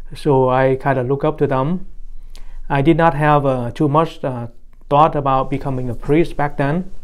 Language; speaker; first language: English; non-native, fluent; Vietnamese